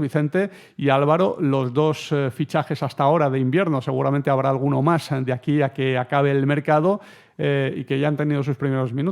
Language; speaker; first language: Spanish; native; Spanish